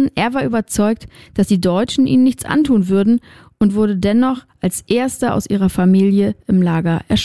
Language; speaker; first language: German; native; German